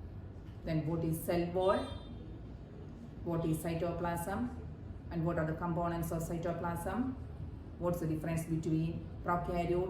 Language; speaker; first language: English; non-native, local second language; Malayalam